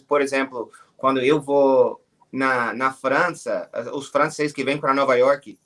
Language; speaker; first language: Portuguese; non-native, fluent; English